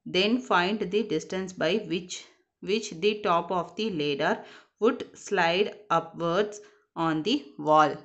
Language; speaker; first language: English; non-native, local second language; Tamil